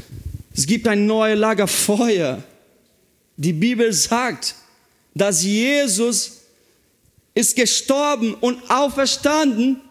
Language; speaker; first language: German; non-native, fluent; Portuguese